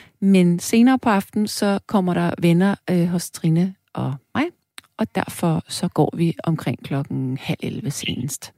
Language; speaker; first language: Danish; native; Danish